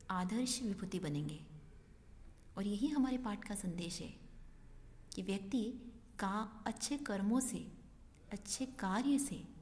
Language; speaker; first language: Hindi; non-native, local second language; Marathi